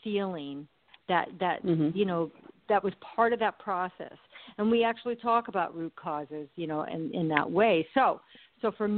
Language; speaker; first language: English; native; English